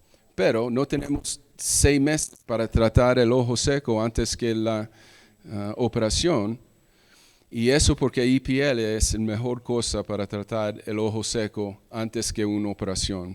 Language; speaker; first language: Spanish; early bilingual, heritage; English